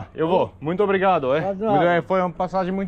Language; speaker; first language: Portuguese; non-native, learner; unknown